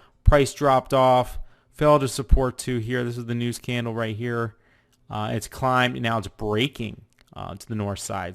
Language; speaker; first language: English; native; English